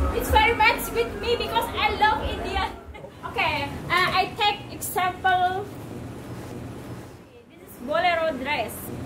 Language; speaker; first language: English; non-native, learner; Indonesian